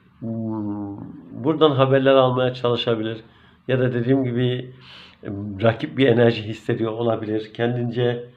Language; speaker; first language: Turkish; native; Turkish